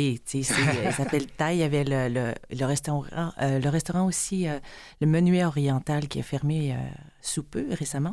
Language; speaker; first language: French; native; French